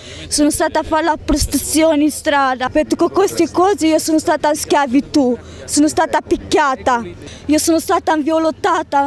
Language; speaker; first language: Italian; non-native, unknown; Romanian